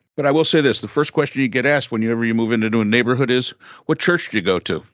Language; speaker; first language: English; native; English